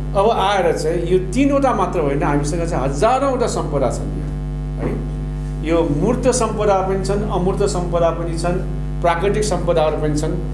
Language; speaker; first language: Nepali; non-native, local second language; Limburgish